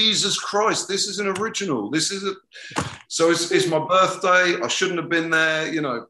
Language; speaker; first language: English; native; English